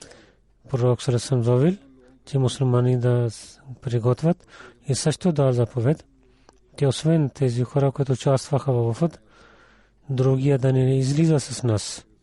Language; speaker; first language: Bulgarian; non-native, learner; Urdu